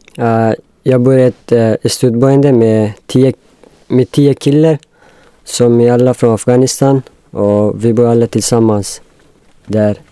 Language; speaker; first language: Swedish; non-native, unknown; Persian